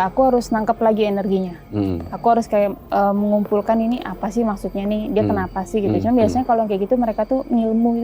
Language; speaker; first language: Indonesian; native; Indonesian